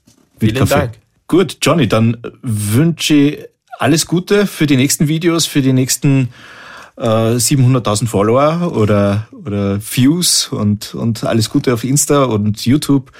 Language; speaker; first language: German; native; German